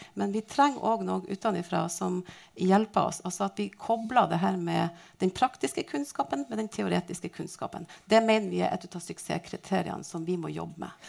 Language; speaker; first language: Norwegian; native; Norwegian